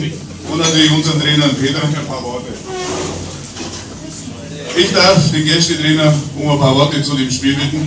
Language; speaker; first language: German; native; German